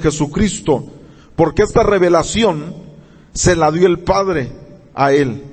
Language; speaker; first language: Spanish; native; Spanish